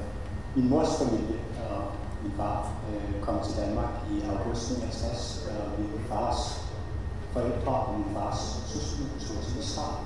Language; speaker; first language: Danish; early bilingual, other home language; Polish